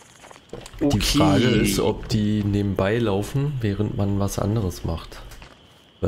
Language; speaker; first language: German; native; German